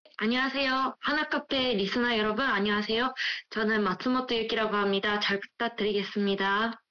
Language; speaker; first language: Korean; non-native, fluent; Japanese